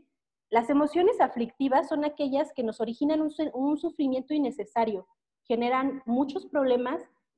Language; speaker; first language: Spanish; native; Spanish